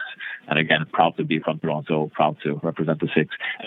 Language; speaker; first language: English; native; English